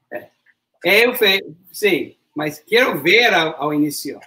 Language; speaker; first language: Portuguese; non-native, learner; English